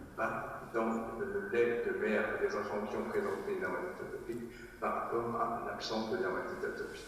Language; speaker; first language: French; native; French